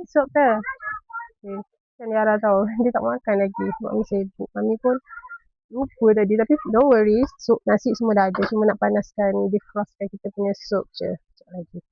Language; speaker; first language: Malay; native; Malay